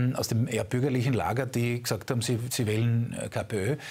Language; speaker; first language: German; native; German